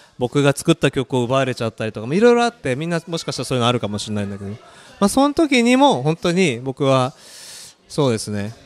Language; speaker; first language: Japanese; early bilingual, other home language; Korean